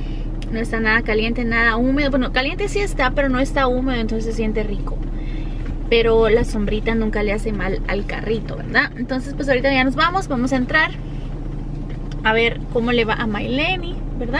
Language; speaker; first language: Spanish; native; Spanish